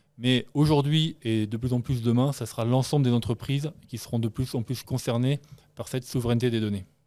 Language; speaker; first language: French; native; French